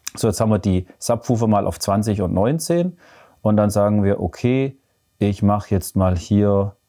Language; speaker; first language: German; native; German